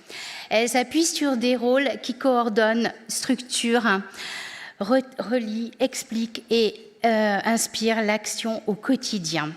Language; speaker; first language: French; native; French